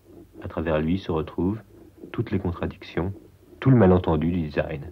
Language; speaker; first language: French; native; French